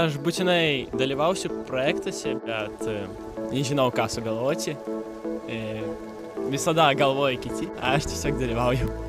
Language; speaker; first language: Lithuanian; non-native, local second language; Russian